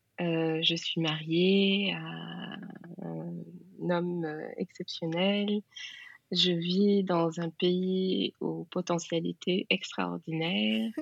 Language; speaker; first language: French; non-native, local second language; Wolof